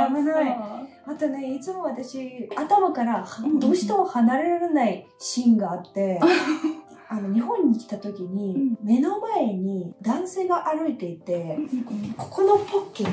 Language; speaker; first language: Japanese; non-native, fluent; Russian